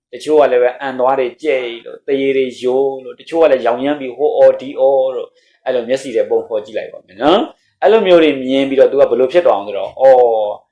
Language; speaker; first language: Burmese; native; Burmese